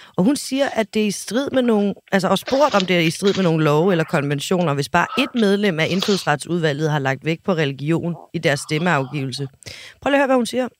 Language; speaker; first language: Danish; native; Danish